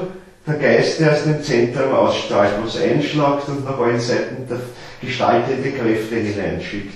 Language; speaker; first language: German; native; German